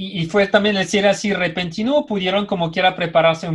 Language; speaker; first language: Spanish; native; Spanish